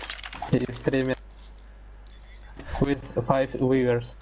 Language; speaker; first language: English; non-native, learner; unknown